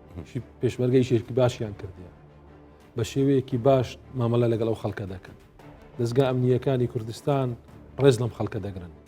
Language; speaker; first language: Central Kurdish; non-native, local second language; Assyrian Neo-Aramaic